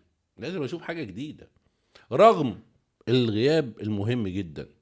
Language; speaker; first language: Arabic; native; Arabic